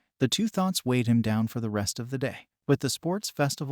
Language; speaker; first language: English; native; English